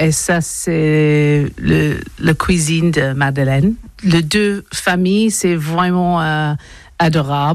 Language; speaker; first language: French; non-native, learner; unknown